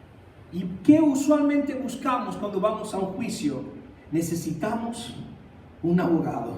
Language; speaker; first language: Spanish; native; Spanish